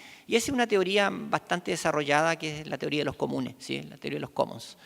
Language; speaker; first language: Spanish; native; Spanish